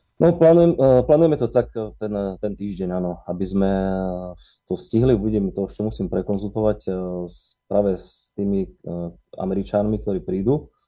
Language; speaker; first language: Slovak; native; Slovak